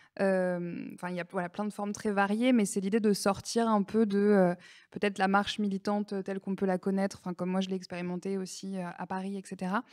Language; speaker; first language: French; native; French